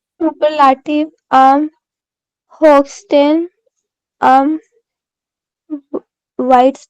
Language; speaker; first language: German; non-native, learner; Hindi